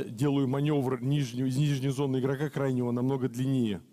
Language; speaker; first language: Russian; native; Russian